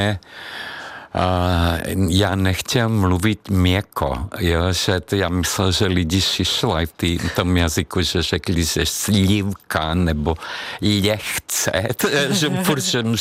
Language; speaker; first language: Czech; non-native, fluent; Hungarian